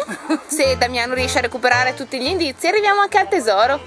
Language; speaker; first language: Italian; native; Italian